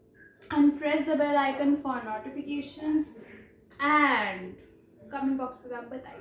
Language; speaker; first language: English; non-native, local second language; Hindi